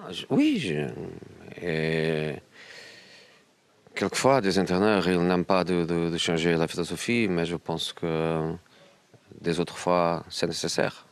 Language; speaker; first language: French; non-native, learner; Portuguese